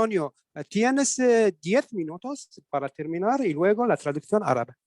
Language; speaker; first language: Spanish; non-native, learner; Arabic